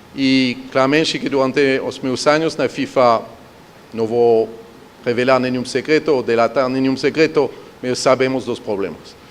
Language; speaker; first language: Portuguese; non-native, fluent; French